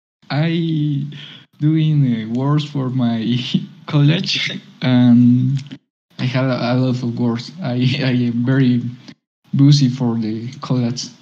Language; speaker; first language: English; non-native, learner; Spanish